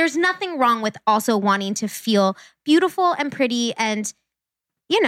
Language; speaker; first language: English; native; English